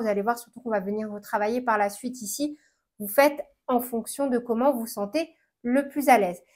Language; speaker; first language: French; native; French